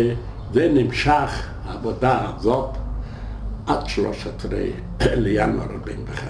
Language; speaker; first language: Hebrew; non-native, fluent; Yiddish